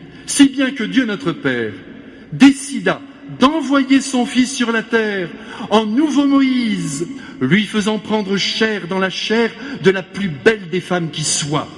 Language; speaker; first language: French; native; French